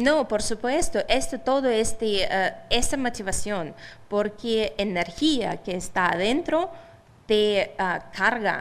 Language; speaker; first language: Spanish; non-native, fluent; Russian